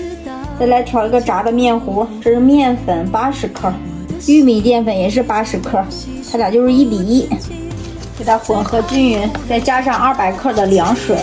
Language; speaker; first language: Chinese; native; Chinese